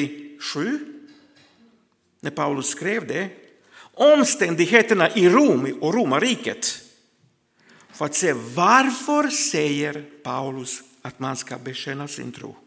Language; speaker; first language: Swedish; non-native, fluent; Croatian